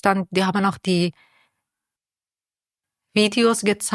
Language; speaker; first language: German; non-native, fluent; Persian